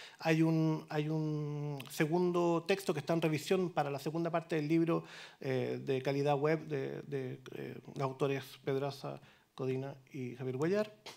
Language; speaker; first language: Spanish; native; Spanish